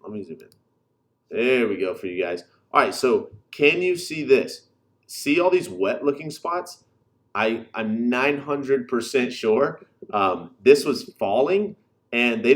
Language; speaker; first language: English; native; English